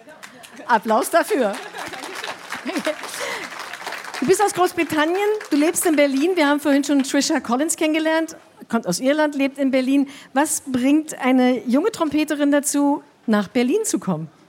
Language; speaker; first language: German; native; German